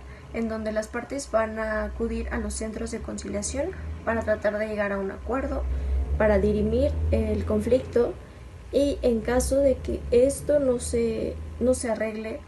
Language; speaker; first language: Spanish; native; Spanish